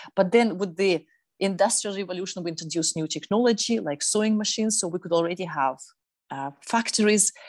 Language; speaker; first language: English; non-native, fluent; Russian